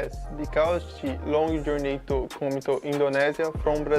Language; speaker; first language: English; non-native, learner; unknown